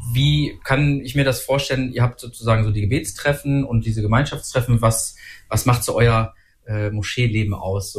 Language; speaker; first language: German; native; German